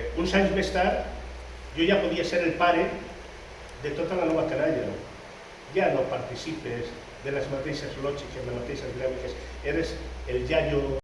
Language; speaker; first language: Catalan; non-native, local second language; Spanish